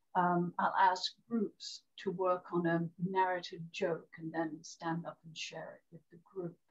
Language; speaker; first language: English; native; English